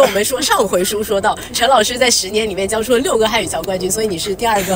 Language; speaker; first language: Chinese; native; Chinese